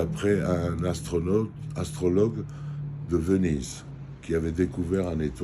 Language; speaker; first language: French; non-native, fluent; Georgian